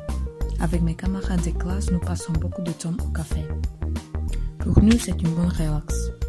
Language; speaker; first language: French; non-native, learner; Slovak